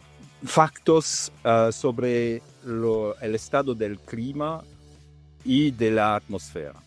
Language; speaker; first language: Spanish; non-native, learner; Italian